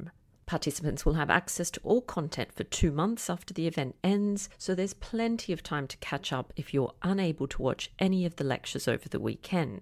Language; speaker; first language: English; native; English